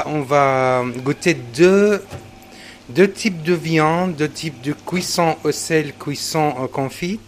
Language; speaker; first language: French; non-native, learner; Arabic